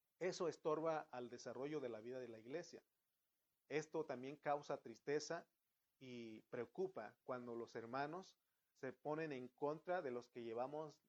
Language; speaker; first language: Spanish; native; Spanish